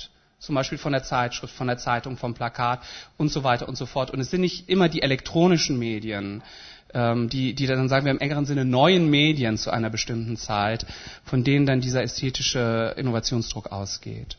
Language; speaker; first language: German; native; German